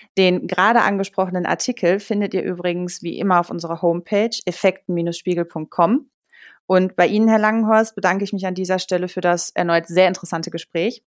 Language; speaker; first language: German; native; German